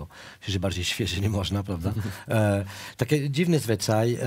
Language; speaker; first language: Polish; non-native, fluent; French